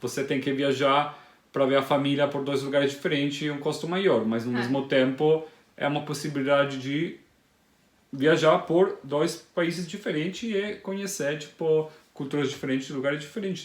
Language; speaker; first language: Portuguese; non-native, fluent; Italian